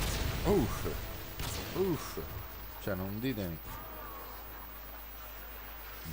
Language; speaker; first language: Italian; native; Italian